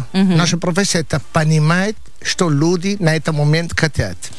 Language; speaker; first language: Russian; non-native, learner; Italian